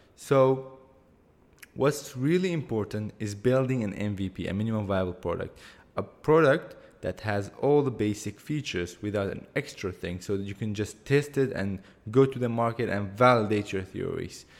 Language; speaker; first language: English; non-native, fluent; Kurdish